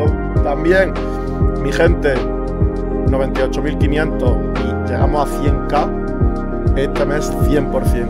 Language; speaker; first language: Spanish; native; Spanish